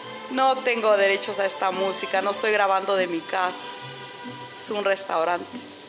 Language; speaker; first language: Spanish; early bilingual, heritage; Spanish